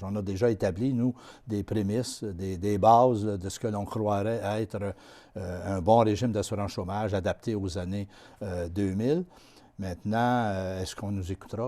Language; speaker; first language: French; native; French